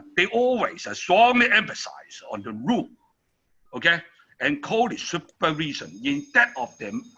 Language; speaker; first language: English; non-native, learner; Chinese